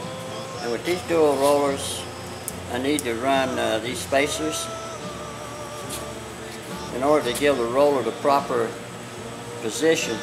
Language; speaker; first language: English; native; English